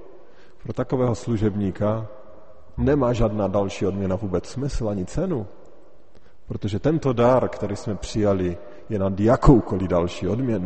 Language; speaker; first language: Czech; native; Czech